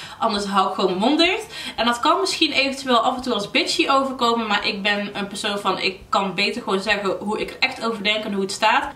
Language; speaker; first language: Dutch; early bilingual, other home language; Arabic